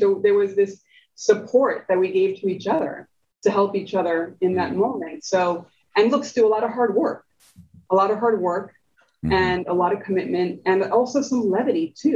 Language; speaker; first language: English; early bilingual, other home language; Spanish